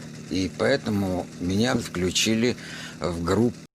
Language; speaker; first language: Russian; native; Russian